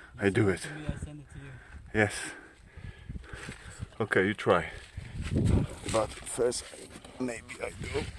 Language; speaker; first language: English; non-native, learner; Polish